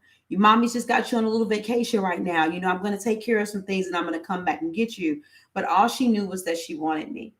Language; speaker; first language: English; native; English